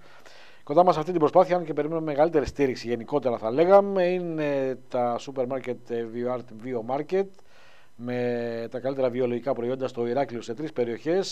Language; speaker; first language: Greek; native; Greek